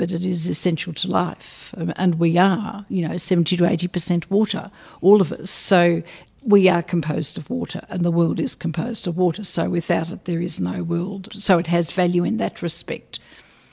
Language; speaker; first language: English; native; English